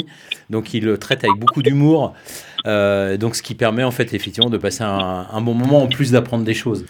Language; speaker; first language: French; native; French